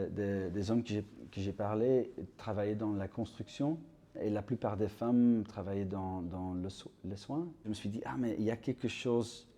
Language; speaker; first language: French; non-native, local second language; Dutch